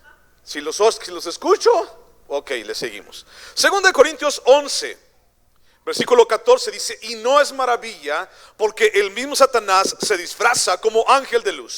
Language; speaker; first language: Spanish; native; Spanish